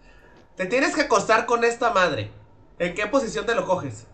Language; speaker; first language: Spanish; native; Spanish